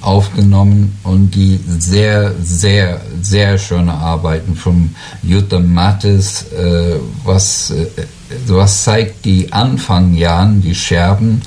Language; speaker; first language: German; non-native, learner; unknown